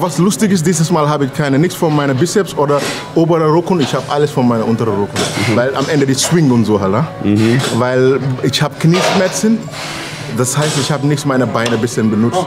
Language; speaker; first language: German; non-native, fluent; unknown